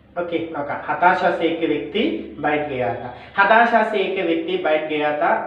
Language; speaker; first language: Hindi; non-native, local second language; Malayalam